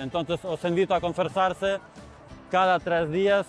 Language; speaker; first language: Spanish; non-native, fluent; Ukrainian